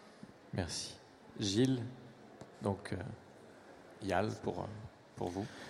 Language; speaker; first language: French; native; French